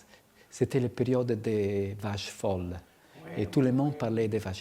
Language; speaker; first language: French; non-native, fluent; Italian